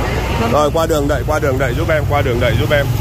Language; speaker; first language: Vietnamese; native; Vietnamese